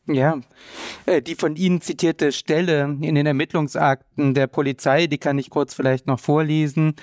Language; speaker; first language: German; native; German